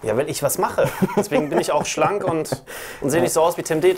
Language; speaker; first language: German; native; German